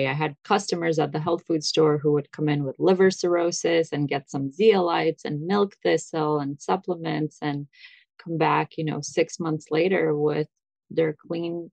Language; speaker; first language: English; early bilingual, other home language; Russian